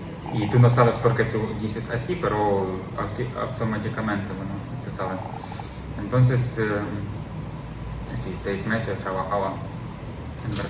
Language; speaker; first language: Spanish; non-native, learner; Ukrainian